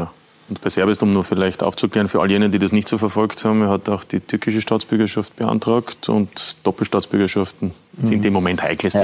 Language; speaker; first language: German; native; German